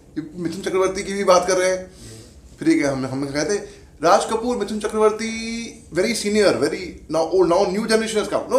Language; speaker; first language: Hindi; native; Hindi